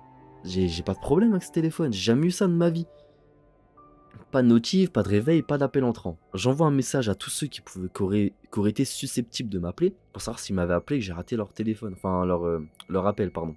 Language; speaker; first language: French; native; French